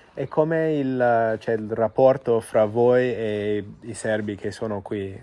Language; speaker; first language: Italian; non-native, fluent; English